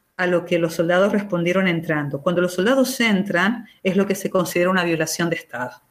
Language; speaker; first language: Spanish; native; Spanish